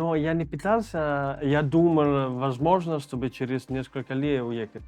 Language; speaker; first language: Russian; non-native, learner; Italian